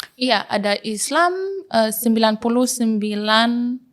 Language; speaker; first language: Indonesian; non-native, learner; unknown